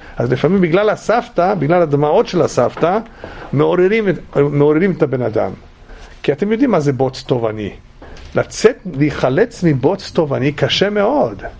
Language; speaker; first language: Hebrew; non-native, fluent; English